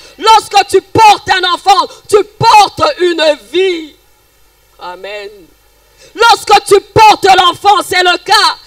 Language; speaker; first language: French; non-native, local second language; Lingala